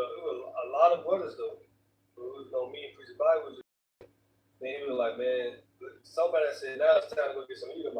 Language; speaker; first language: English; native; English